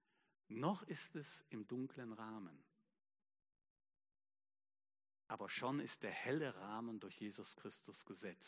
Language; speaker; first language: German; native; German